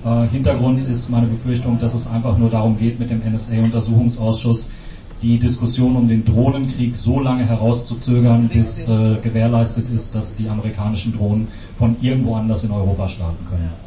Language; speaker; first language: German; native; German